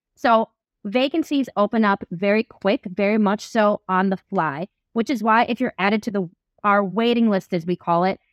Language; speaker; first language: English; native; English